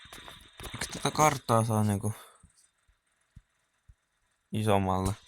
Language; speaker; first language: Finnish; native; Finnish